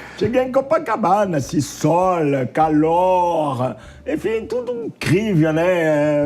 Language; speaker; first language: Portuguese; non-native, fluent; French